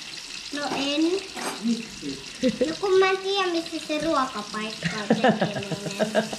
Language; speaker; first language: Finnish; early bilingual, other home language; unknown